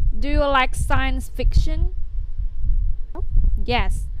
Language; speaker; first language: English; non-native, fluent; Vietnamese